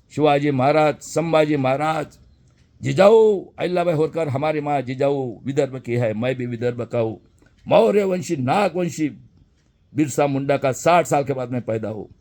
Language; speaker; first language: Hindi; non-native, local second language; Marathi